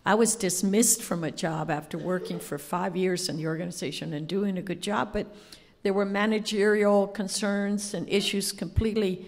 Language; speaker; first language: English; non-native, fluent; Spanish